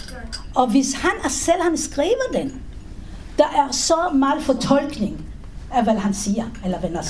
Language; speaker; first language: Danish; non-native, fluent; Hebrew